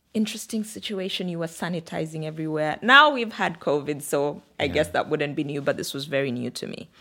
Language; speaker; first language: English; non-native, local second language; Bemba